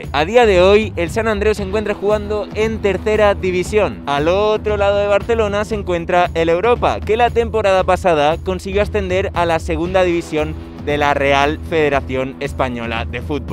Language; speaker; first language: Spanish; native; Spanish